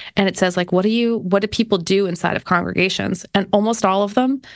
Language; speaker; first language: English; native; English